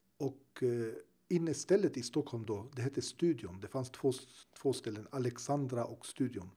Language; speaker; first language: Swedish; early bilingual, other home language; Turoyo